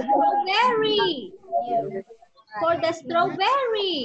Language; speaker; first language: English; non-native, fluent; Spanish